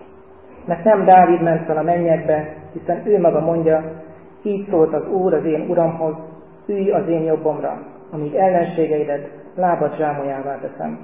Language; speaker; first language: Hungarian; native; Hungarian